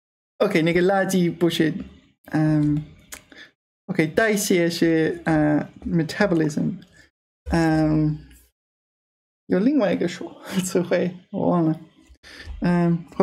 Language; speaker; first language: Chinese; non-native, learner; English